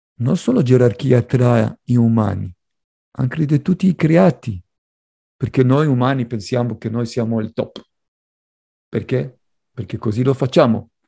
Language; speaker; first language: Italian; non-native, fluent; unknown